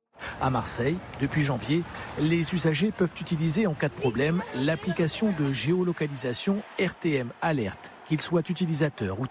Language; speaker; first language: French; native; French